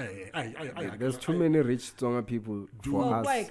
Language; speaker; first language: English; non-native, local second language; Tsonga